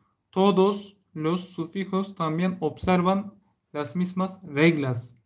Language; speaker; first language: Spanish; non-native, learner; Turkish